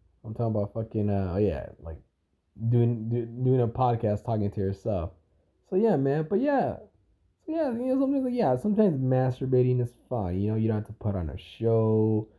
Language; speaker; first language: English; early bilingual, other home language; Spanish